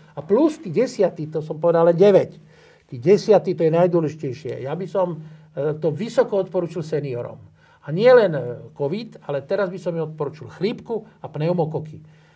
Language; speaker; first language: Slovak; native; Slovak